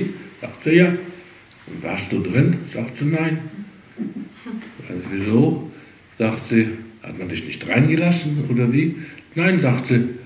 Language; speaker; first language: German; early bilingual, heritage; German